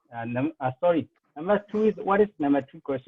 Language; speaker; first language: English; non-native, learner; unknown